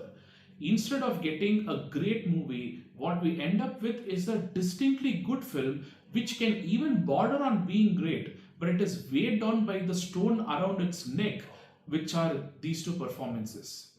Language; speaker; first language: English; non-native, local second language; Tamil